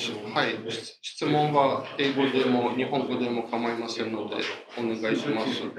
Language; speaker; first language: Japanese; non-native, fluent; Russian